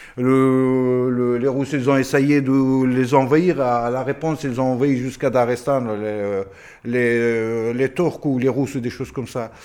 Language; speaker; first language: French; non-native, fluent; Pashto